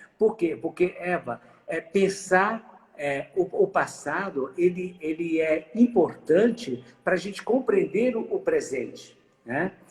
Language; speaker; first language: Portuguese; native; Portuguese